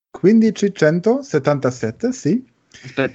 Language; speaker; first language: Italian; non-native, learner; German